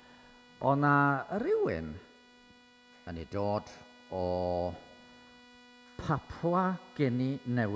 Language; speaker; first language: Welsh; native; Welsh